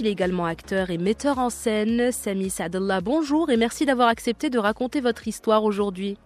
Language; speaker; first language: French; native; French